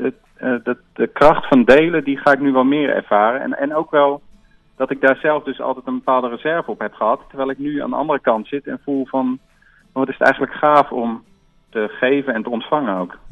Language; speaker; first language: Dutch; native; Dutch